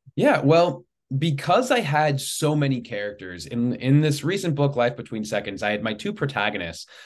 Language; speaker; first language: English; native; English